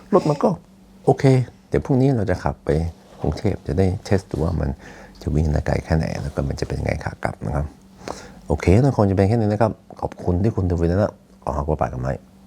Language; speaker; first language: Thai; non-native, fluent; Norwegian